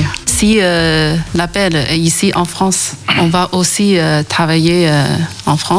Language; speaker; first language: French; non-native, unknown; Chinese